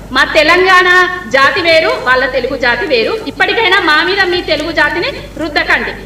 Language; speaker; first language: Telugu; native; Telugu